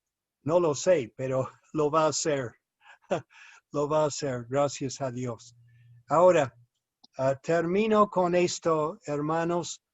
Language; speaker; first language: Spanish; non-native, fluent; English